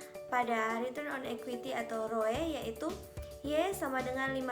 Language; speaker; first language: Indonesian; native; Indonesian